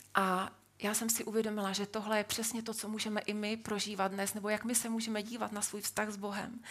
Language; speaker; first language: Czech; native; Czech